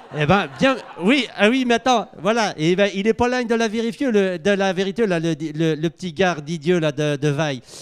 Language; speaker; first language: French; native; French